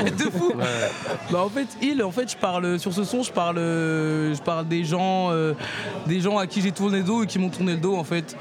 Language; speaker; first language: French; native; French